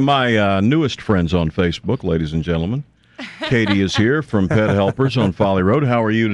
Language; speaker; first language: English; native; English